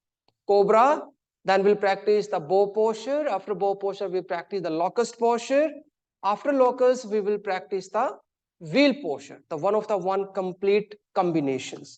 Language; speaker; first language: English; non-native, local second language; Hindi